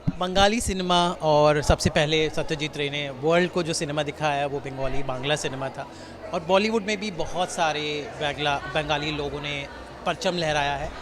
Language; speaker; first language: Hindi; native; Hindi